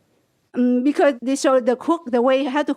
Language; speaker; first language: English; non-native, learner; Vietnamese